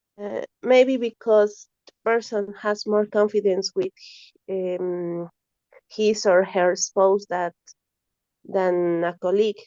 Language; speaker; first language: English; non-native, learner; Spanish